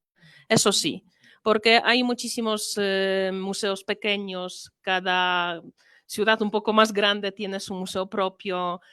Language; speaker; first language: Spanish; non-native, fluent; Polish